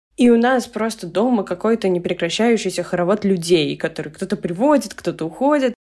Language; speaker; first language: Russian; native; Russian